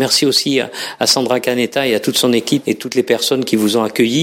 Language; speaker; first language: French; native; French